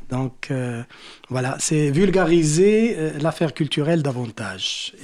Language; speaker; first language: French; non-native, local second language; Arabic